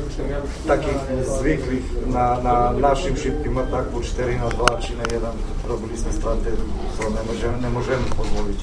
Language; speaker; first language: Polish; non-native, learner; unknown